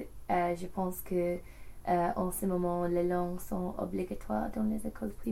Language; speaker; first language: French; non-native, learner; English